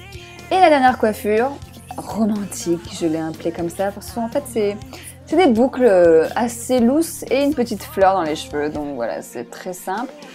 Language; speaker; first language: French; native; French